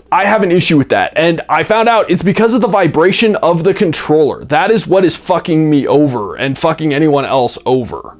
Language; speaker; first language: English; native; English